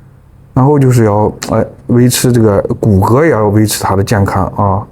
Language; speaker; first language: Chinese; native; Chinese